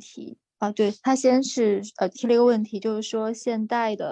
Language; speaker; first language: Chinese; native; Chinese